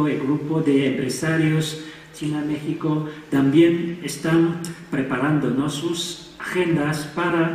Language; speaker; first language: Spanish; non-native, fluent; Chinese